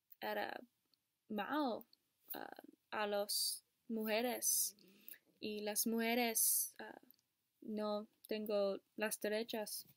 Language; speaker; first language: Spanish; non-native, learner; English